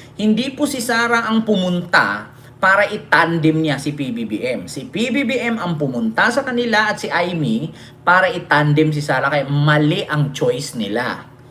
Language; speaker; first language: Filipino; non-native, local second language; Cebuano